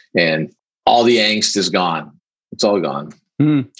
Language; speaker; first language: English; early bilingual, other home language; Polish